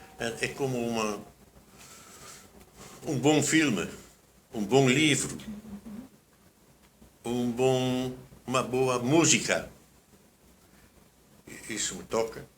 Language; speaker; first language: Portuguese; non-native, fluent; Dutch